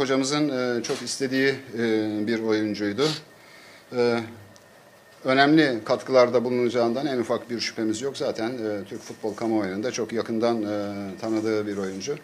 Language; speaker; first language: Turkish; native; Turkish